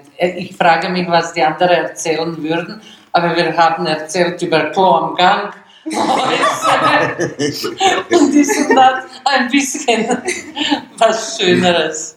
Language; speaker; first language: German; non-native, learner; Bosnian